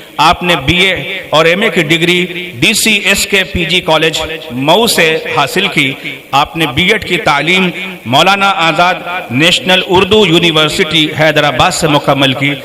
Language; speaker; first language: Urdu; native; Urdu